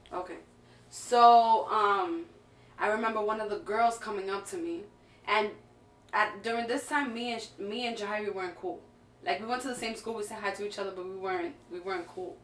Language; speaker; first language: English; early bilingual, other home language; Spanish